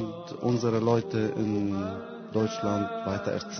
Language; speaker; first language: German; non-native, fluent; Arabic